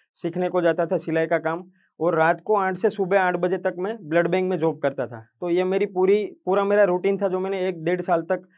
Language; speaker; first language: Hindi; non-native, local second language; Gujarati